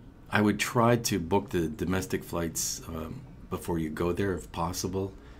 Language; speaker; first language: English; native; English